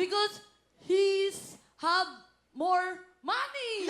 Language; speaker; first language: English; non-native, local second language; Filipino